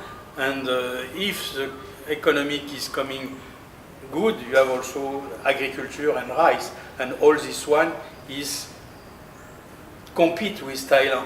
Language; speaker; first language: English; non-native, learner; French